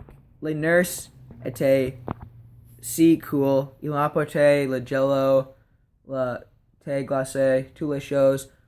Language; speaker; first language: French; non-native, learner; English